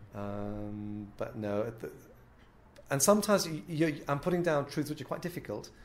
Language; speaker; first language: English; native; English